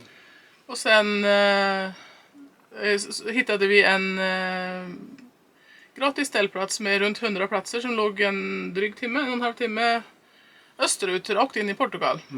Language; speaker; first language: Swedish; native; Swedish